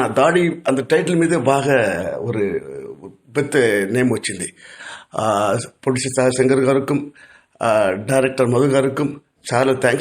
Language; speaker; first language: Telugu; non-native, learner; Tamil